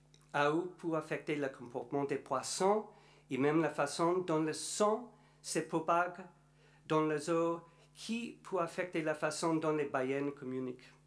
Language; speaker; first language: French; non-native, learner; English